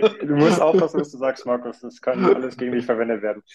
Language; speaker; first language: German; native; German